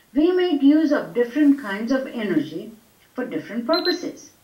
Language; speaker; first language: English; non-native, local second language; Gujarati